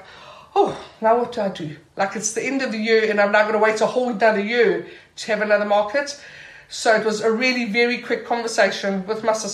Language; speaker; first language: English; native; English